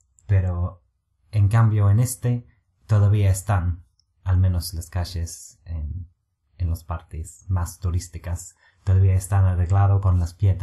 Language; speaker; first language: Spanish; non-native, fluent; English